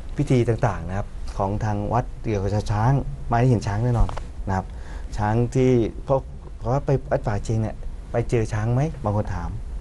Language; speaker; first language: Thai; non-native, local second language; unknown